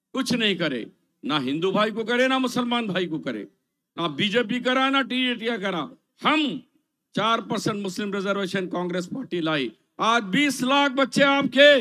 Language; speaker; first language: Hindi; non-native, local second language; Urdu